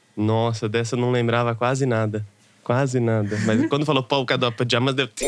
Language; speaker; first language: Portuguese; native; Portuguese